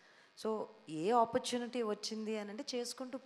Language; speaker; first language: Telugu; native; Telugu